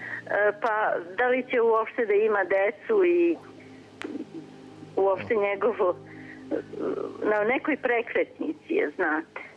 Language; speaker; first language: Serbian; native; Serbian